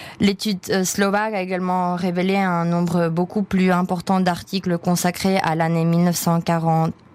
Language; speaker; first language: French; non-native, fluent; Czech